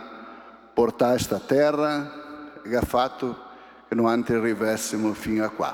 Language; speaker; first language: Italian; early bilingual, heritage; Portuguese